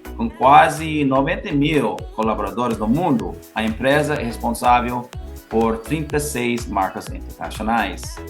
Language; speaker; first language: Portuguese; non-native, learner; English